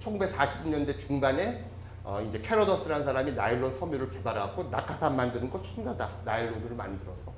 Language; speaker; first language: Korean; native; Korean